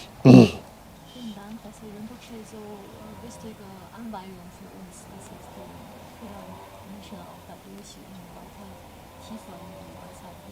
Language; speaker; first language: German; non-native, fluent; Chinese